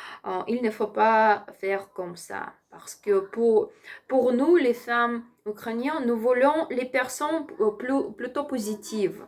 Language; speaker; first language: French; non-native, learner; Ukrainian